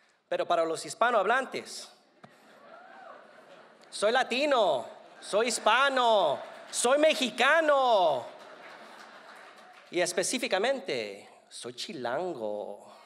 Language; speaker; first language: Spanish; early bilingual, heritage; Spanish